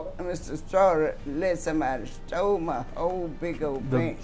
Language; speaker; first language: English; native; English